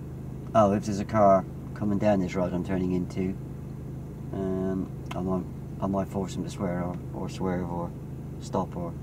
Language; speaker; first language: English; native; English